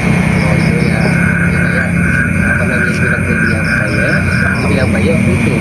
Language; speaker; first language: Indonesian; native; Indonesian